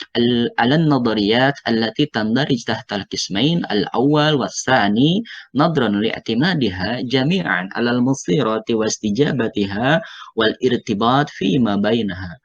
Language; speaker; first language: Arabic; non-native, fluent; Indonesian